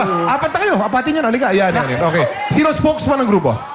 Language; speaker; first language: Filipino; native; Filipino